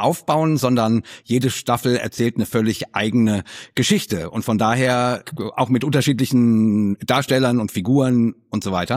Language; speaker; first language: German; native; German